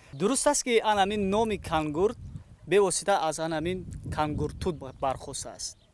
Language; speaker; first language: Tajik; native; Tajik